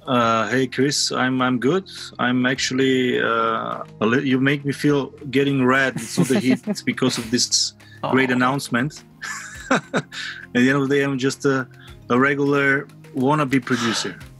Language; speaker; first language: English; non-native, fluent; Bulgarian